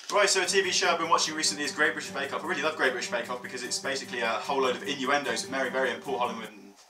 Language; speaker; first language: English; native; English